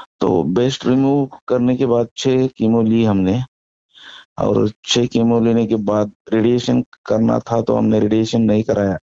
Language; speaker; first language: Hindi; non-native, local second language; Marathi